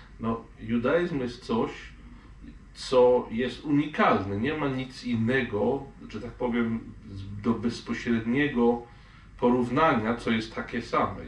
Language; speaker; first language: Polish; non-native, fluent; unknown